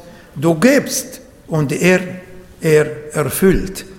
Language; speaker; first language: German; non-native, learner; Arabic